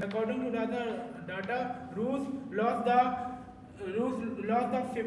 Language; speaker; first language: English; non-native, learner; Hindi